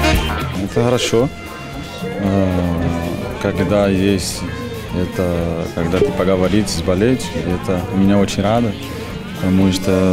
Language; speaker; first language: Russian; non-native, learner; Portuguese